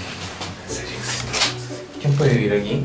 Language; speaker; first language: Spanish; native; Spanish